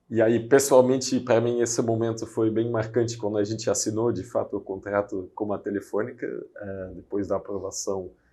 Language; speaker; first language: Portuguese; non-native, fluent; Dutch